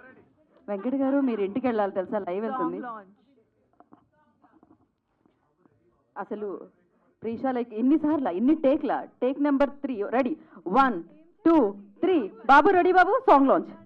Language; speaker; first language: Telugu; native; Telugu